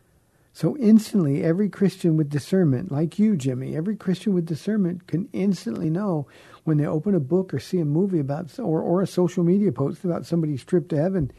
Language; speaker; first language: English; native; English